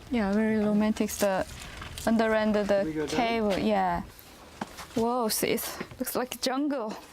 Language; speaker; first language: English; non-native, learner; Korean